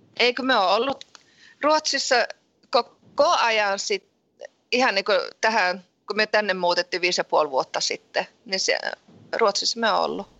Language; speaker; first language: Finnish; early bilingual, heritage; Finnish